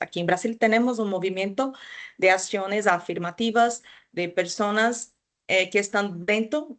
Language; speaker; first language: Spanish; non-native, fluent; Portuguese